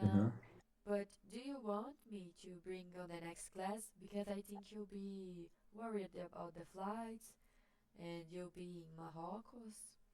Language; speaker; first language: English; non-native, fluent; Portuguese